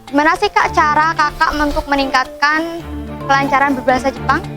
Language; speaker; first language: Indonesian; native; Indonesian